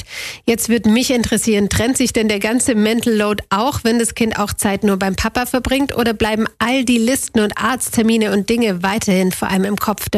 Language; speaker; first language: German; native; German